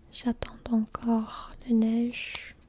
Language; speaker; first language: French; non-native, learner; English